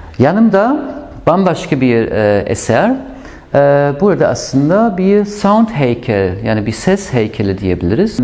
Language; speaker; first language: Turkish; non-native, fluent; German